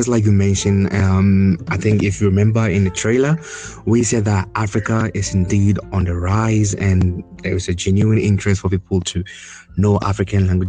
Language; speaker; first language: English; non-native, local second language; Ga